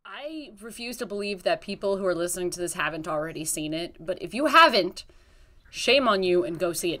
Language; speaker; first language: English; native; English